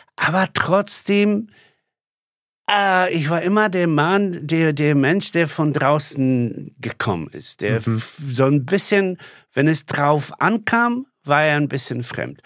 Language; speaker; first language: German; non-native, fluent; Polish